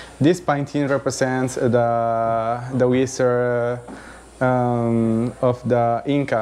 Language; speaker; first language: English; non-native, learner; Spanish